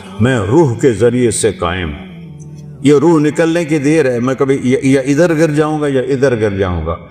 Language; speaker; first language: Urdu; non-native, local second language; Saraiki